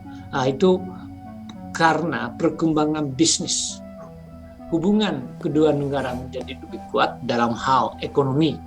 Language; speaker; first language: Indonesian; non-native, fluent; Japanese